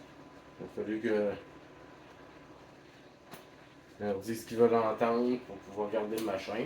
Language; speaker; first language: French; native; French